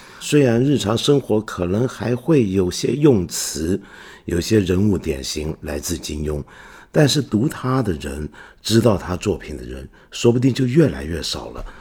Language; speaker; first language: Chinese; native; Chinese